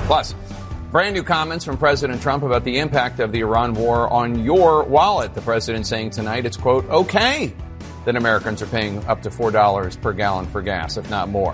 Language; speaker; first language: English; native; English